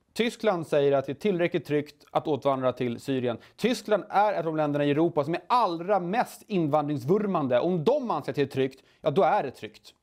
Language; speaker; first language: Swedish; native; Swedish